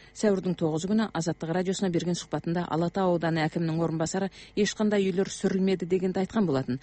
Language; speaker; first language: Kazakh; native; Kazakh